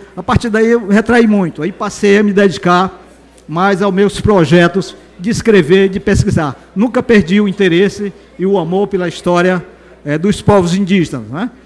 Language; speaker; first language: Portuguese; native; Portuguese